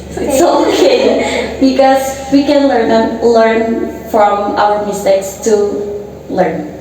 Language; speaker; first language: English; non-native, learner; Indonesian